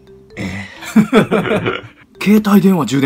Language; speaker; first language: Japanese; native; Japanese